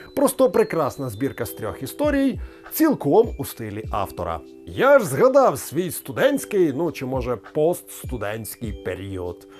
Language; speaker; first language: Ukrainian; native; Ukrainian